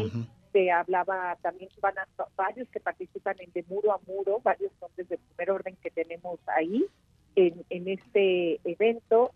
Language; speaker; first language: Spanish; native; Spanish